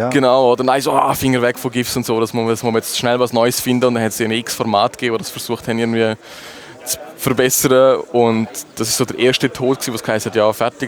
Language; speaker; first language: German; native; German